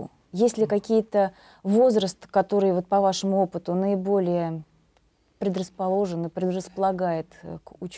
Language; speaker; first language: Russian; native; Russian